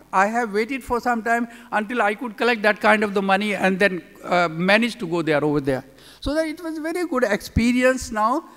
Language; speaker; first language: English; non-native, local second language; Urdu